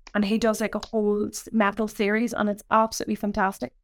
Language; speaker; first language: English; native; English